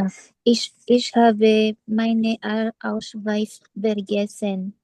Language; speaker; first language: German; non-native, learner; Filipino